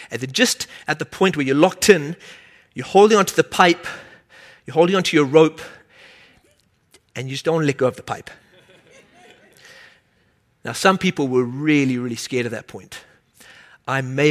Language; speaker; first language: English; native; English